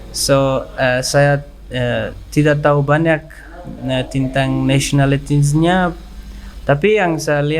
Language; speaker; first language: Indonesian; non-native, learner; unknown